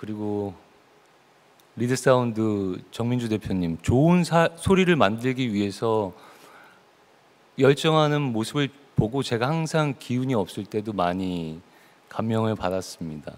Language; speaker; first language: Korean; native; Korean